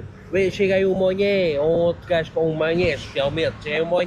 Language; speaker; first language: Portuguese; native; Portuguese